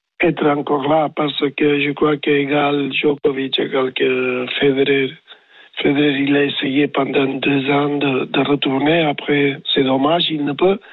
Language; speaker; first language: French; non-native, learner; Spanish